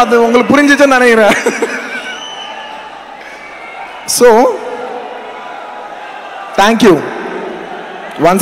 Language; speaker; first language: Tamil; non-native, local second language; Telugu